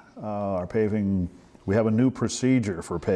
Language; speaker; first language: English; native; English